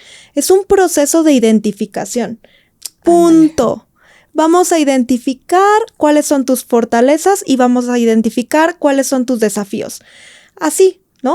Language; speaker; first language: Spanish; native; Spanish